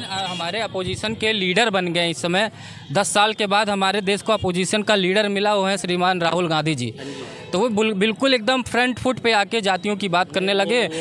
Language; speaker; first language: Hindi; native; Hindi